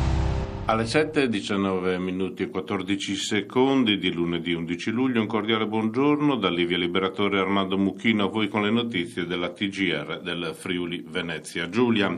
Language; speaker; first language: Italian; native; Italian